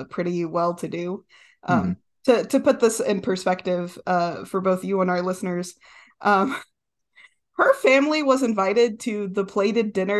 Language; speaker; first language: English; native; English